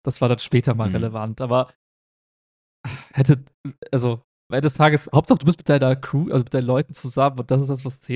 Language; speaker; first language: German; native; German